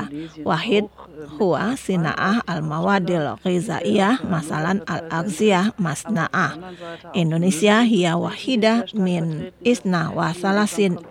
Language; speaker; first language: Arabic; non-native, fluent; Indonesian